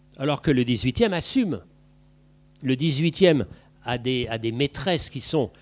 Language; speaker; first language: French; native; French